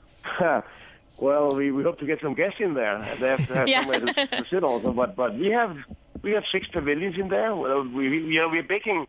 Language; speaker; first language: English; non-native, fluent; Danish